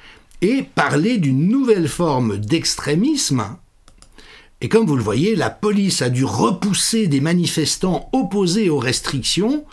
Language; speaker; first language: French; native; French